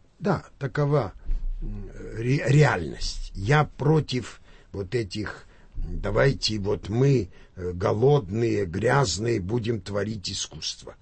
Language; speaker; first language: Russian; non-native, local second language; Armenian